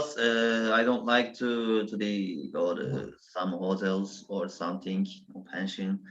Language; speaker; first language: English; non-native, learner; Turkish